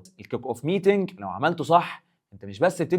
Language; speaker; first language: Arabic; native; Arabic